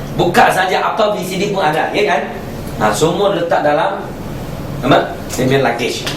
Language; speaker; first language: Malay; non-native, local second language; Chinese